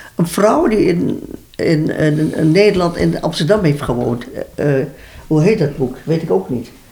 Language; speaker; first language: Dutch; early bilingual, other home language; Malay